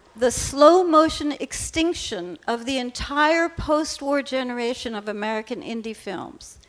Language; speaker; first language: English; native; English